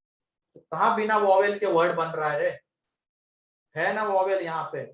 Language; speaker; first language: Hindi; native; Hindi